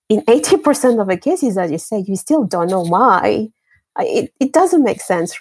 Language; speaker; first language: English; non-native, fluent; French